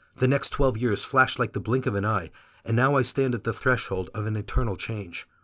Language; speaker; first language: English; early bilingual, other home language; Vietnamese